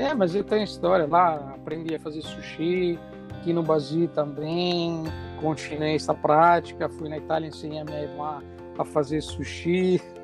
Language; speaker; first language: Portuguese; non-native, fluent; Italian